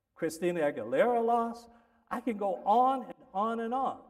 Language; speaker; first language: English; native; English